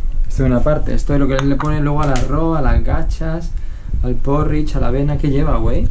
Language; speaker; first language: Spanish; native; Spanish